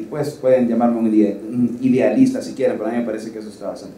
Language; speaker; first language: Spanish; native; Spanish